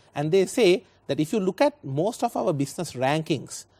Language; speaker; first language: English; non-native, local second language; Sinhala